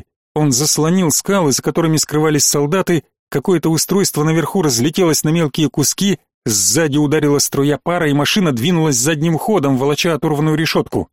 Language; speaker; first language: Russian; native; Russian